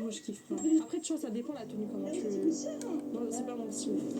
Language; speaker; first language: French; native; French